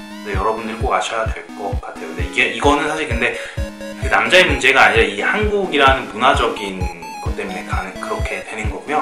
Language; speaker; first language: Korean; native; Korean